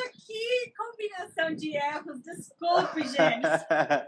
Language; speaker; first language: Portuguese; non-native, fluent; English